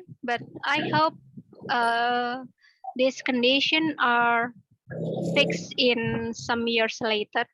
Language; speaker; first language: English; non-native, learner; Indonesian